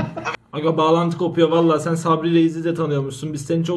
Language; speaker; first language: Turkish; native; Turkish